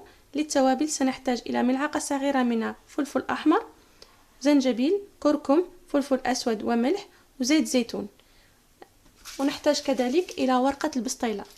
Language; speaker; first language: Arabic; native; Arabic